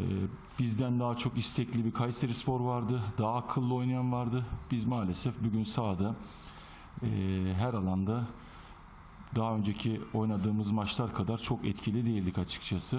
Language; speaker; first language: Turkish; native; Turkish